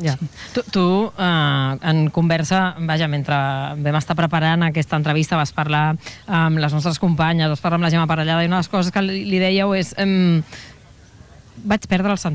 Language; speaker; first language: Catalan; native; Catalan